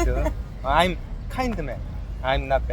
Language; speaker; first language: English; non-native, learner; Korean